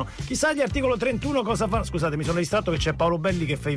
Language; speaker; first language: Italian; native; Italian